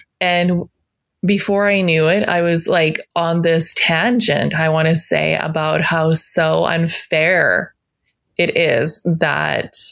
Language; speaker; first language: English; native; English